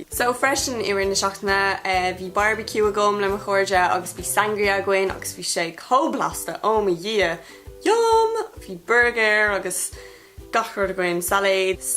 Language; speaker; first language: Irish; non-native, local second language; English